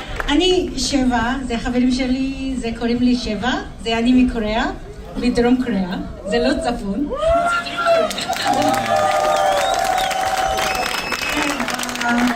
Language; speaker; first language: Hebrew; non-native, learner; Korean